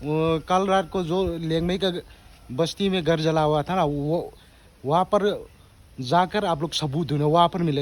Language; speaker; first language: Hindi; non-native, local second language; Thado Chin